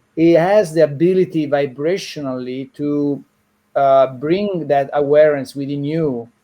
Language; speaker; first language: English; non-native, fluent; Italian